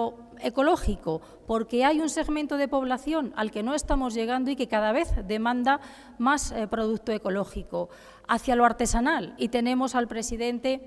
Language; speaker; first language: Spanish; native; Spanish